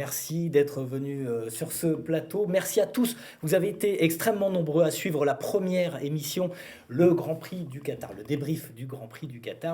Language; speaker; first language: French; native; French